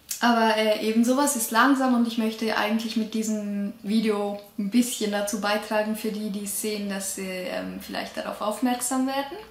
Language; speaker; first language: German; native; German